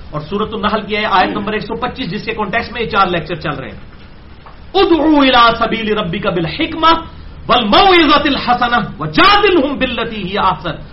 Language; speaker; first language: Urdu; non-native, local second language; Punjabi